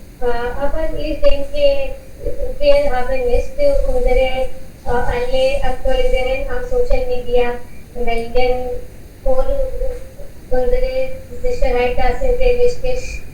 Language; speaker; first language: German; non-native, learner; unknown